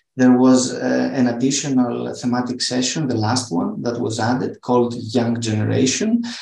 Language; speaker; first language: English; non-native, fluent; Greek